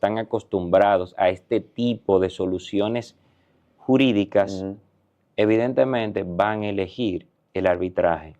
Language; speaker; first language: Spanish; native; Spanish